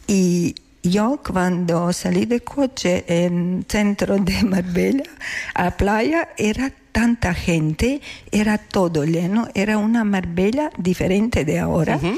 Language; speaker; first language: Spanish; non-native, learner; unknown